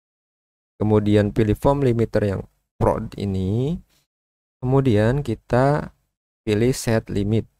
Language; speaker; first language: Indonesian; native; Indonesian